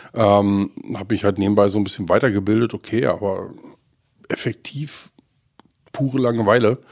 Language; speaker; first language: German; native; German